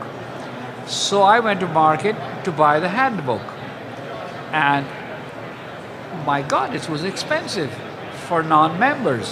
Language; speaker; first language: English; non-native, local second language; Punjabi